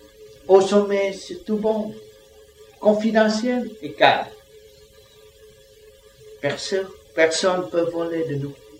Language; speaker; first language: French; non-native, learner; Vietnamese